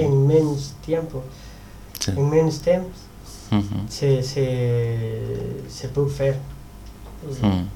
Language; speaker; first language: Catalan; non-native, learner; Spanish